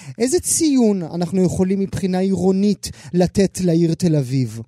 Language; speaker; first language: Hebrew; native; Hebrew